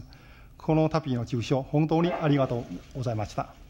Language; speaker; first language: Japanese; non-native, fluent; Chinese